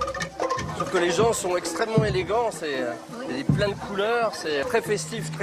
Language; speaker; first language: French; native; French